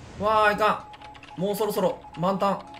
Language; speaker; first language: Japanese; native; Japanese